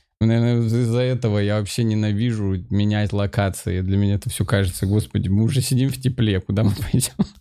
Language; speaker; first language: Russian; native; Russian